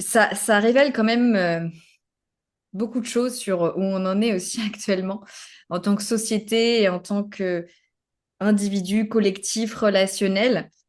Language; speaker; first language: French; native; French